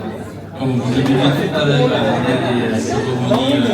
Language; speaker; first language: French; non-native, fluent; Vietnamese